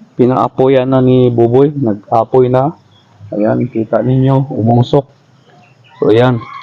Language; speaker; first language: Filipino; non-native, local second language; Cebuano